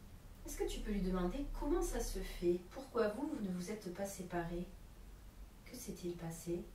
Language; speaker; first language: French; native; French